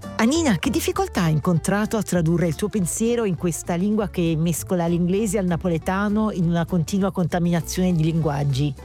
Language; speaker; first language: Italian; native; Italian